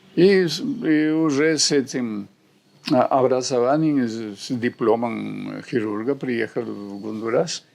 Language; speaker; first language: Russian; non-native, fluent; Spanish